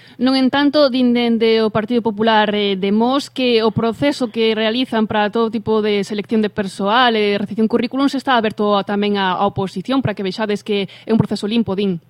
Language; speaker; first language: Galician; native; Galician